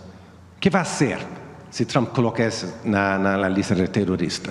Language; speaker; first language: Spanish; non-native, fluent; Swedish